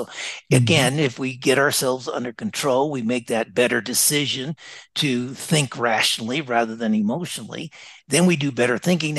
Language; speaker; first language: English; native; English